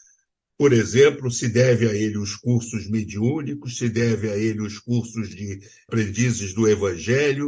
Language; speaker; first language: Portuguese; native; Portuguese